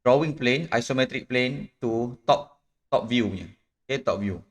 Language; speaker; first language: English; non-native, local second language; Malay